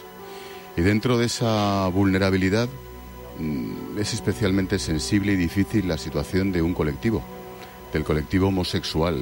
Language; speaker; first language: Spanish; native; Spanish